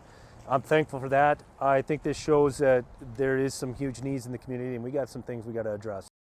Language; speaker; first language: English; native; English